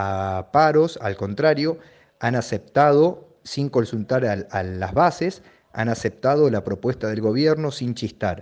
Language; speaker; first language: Spanish; native; Spanish